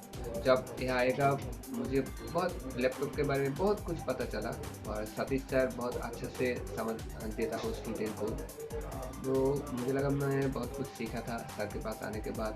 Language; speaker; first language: Hindi; non-native, learner; Bangla